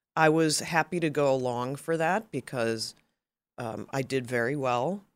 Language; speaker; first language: English; native; English